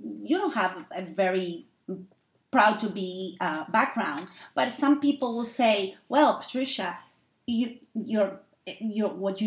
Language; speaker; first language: English; non-native, fluent; Spanish